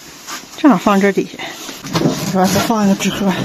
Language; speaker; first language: Chinese; native; Chinese